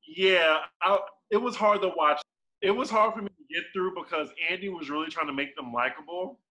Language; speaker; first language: English; native; English